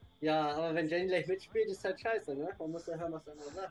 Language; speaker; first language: German; native; German